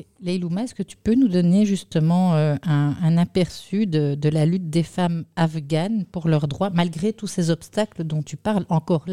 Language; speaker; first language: French; non-native, fluent; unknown